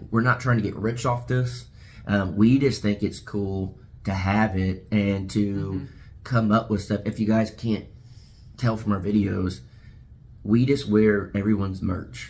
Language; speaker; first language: English; native; English